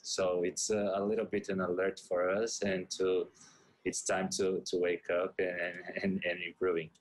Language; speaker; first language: English; non-native, fluent; Portuguese